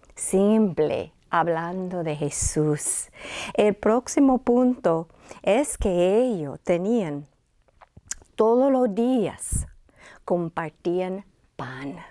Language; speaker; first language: Spanish; non-native, fluent; English